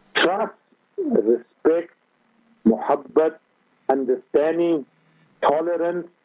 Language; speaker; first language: English; native; English